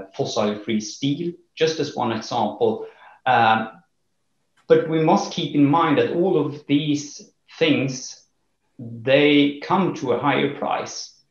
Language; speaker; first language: English; non-native, fluent; Swedish